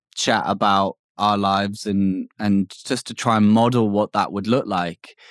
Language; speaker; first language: English; native; English